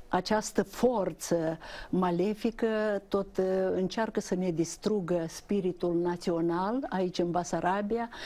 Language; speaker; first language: Romanian; native; Romanian